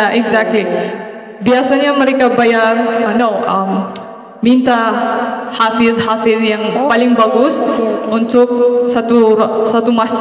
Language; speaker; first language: Indonesian; non-native, fluent; Maranao